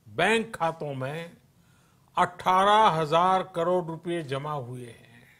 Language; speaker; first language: Hindi; non-native, local second language; Gujarati